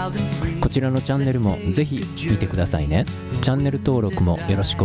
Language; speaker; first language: Japanese; native; Japanese